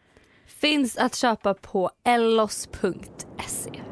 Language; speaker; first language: Swedish; native; Swedish